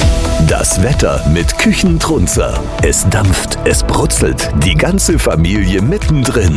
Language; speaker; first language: German; native; German